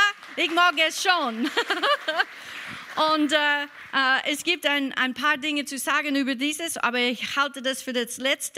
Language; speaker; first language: German; non-native, fluent; English